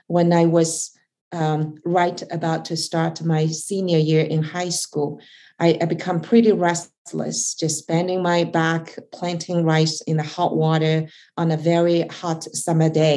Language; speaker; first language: English; non-native, fluent; Chinese